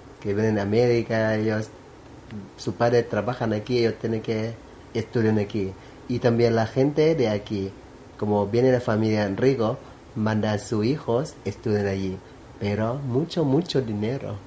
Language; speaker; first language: Spanish; non-native, learner; Thai